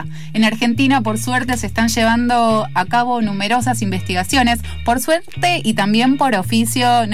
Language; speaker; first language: Spanish; native; Spanish